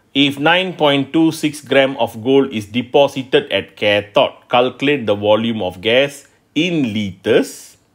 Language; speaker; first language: English; non-native, local second language; Malay